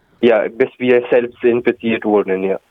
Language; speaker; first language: German; non-native, learner; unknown